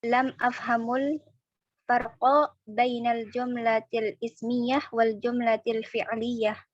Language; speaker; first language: Arabic; non-native, learner; Indonesian